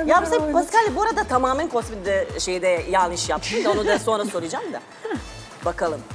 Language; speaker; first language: Turkish; non-native, fluent; Serbian